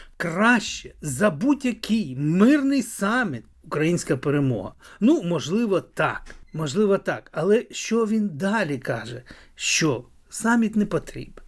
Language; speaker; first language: Ukrainian; native; Ukrainian